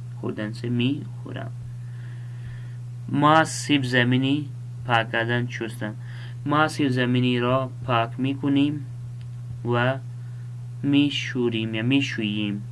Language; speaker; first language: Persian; non-native, fluent; Urdu